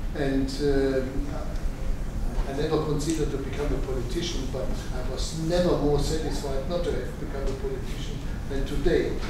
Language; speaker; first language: English; non-native, fluent; German